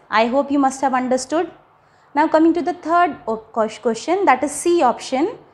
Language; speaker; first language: English; non-native, local second language; Hindi